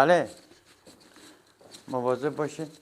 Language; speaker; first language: Persian; non-native, local second language; Azerbaijani